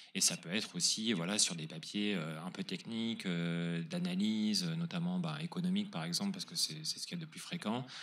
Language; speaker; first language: French; native; French